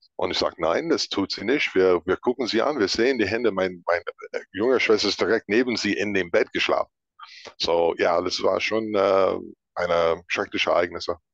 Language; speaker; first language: German; non-native, fluent; English